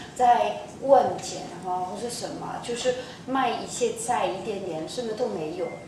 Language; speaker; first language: Chinese; non-native, fluent; French